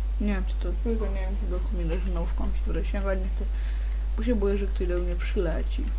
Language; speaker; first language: Polish; native; Polish